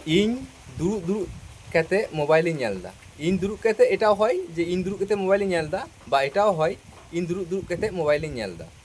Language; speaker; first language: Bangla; non-native, local second language; Santali